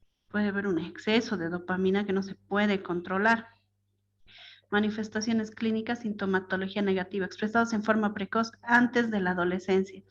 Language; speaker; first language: Spanish; native; Spanish